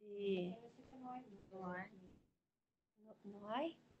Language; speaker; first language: Spanish; non-native, learner; Portuguese